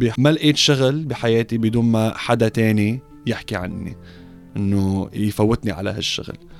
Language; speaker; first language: Arabic; early bilingual, heritage; Arabic